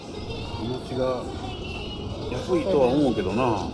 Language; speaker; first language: Japanese; native; Japanese